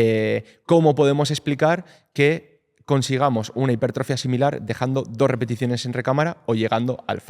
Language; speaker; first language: Spanish; native; Spanish